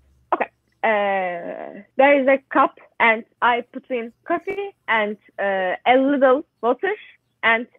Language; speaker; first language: English; non-native, learner; Turkish